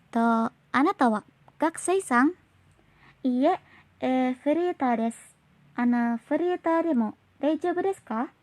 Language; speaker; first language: Japanese; non-native, learner; Indonesian